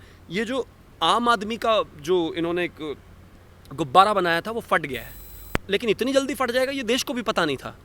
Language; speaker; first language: Hindi; native; Hindi